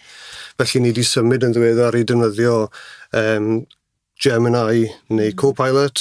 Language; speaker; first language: Welsh; native; Welsh